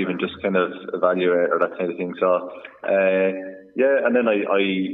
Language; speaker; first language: English; native; English